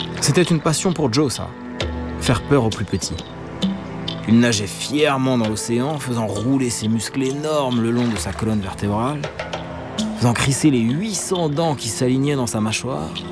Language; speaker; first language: French; native; French